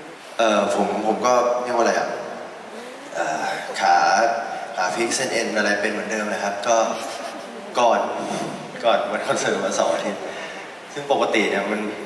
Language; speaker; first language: Thai; native; Thai